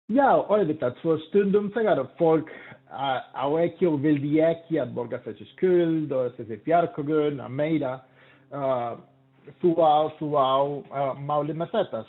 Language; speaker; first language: Icelandic; non-native, learner; Spanish